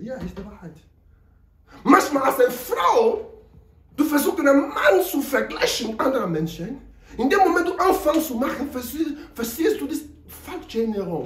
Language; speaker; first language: German; non-native, learner; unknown